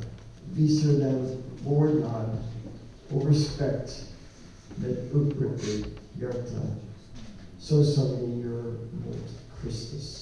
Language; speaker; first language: Swedish; non-native, learner; English